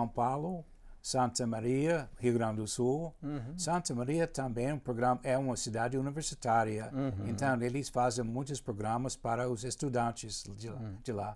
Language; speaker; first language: Portuguese; non-native, fluent; English